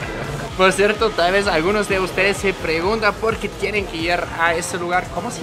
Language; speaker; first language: Spanish; non-native, fluent; German